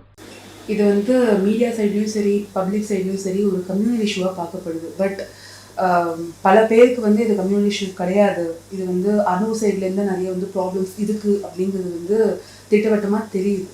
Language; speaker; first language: Tamil; native; Tamil